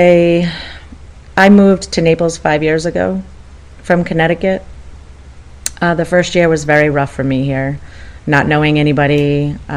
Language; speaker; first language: English; native; English